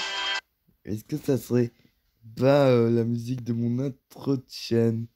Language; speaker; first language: French; native; French